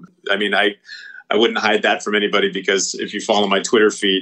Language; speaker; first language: English; native; English